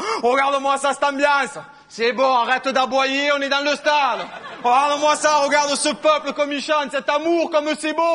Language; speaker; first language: French; native; French